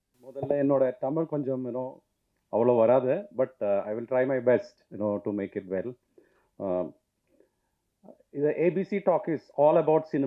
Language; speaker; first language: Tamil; non-native, local second language; Malayalam